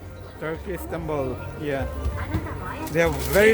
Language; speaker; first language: English; non-native, fluent; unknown